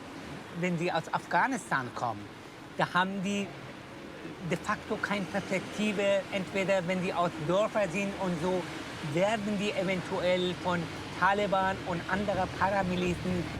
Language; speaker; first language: German; non-native, fluent; Persian